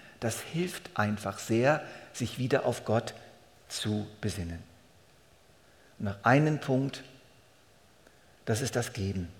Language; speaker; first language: German; native; German